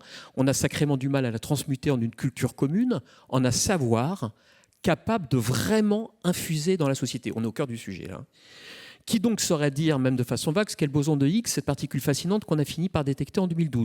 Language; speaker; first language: French; native; French